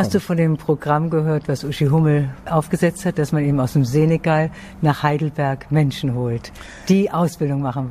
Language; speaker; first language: German; native; German